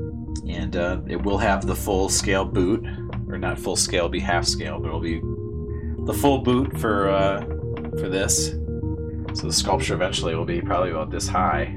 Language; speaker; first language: English; native; English